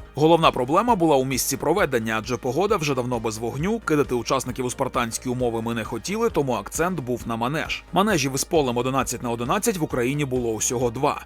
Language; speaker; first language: Ukrainian; non-native, local second language; Russian